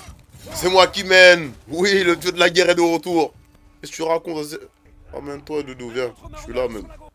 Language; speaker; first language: French; native; French